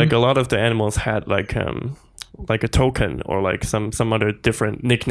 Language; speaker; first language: English; non-native, fluent; Chinese